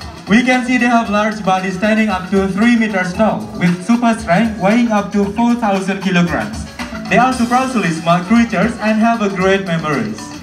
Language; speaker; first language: English; non-native, fluent; Indonesian